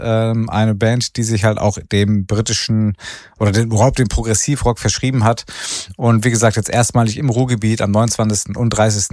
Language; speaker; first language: German; native; German